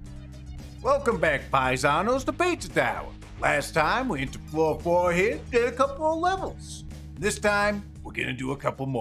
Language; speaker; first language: English; native; English